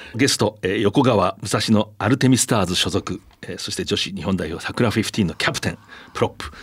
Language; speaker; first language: Japanese; native; Japanese